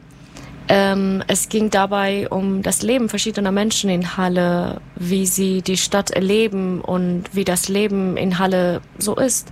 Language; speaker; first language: German; native; German